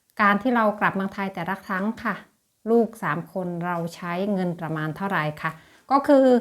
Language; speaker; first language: Thai; native; Thai